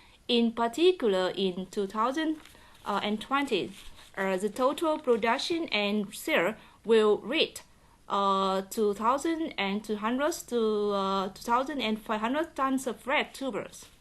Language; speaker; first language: English; non-native, learner; Vietnamese